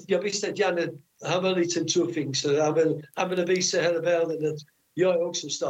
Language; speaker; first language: Swedish; non-native, fluent; English